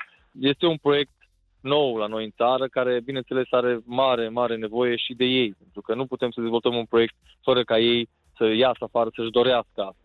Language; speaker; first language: Romanian; native; Romanian